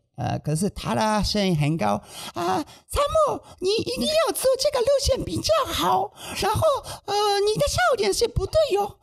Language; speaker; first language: Chinese; non-native, fluent; Japanese